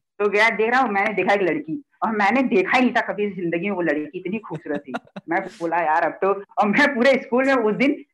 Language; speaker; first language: Hindi; native; Hindi